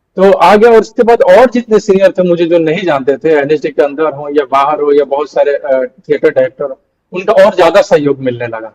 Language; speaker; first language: Hindi; non-native, local second language; Bhojpuri